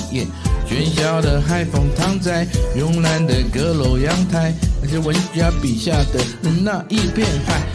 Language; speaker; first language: Chinese; native; Chinese